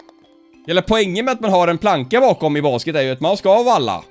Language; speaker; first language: Swedish; native; Swedish